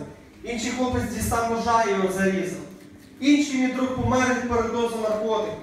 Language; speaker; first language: Ukrainian; native; Ukrainian